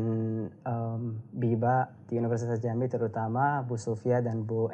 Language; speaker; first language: Indonesian; non-native, learner; Arabic